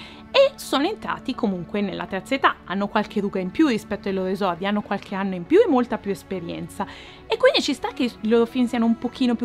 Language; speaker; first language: Italian; native; Italian